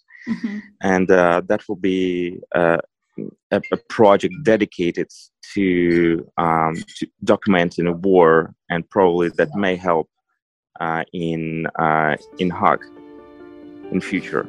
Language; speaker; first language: English; non-native, fluent; Ukrainian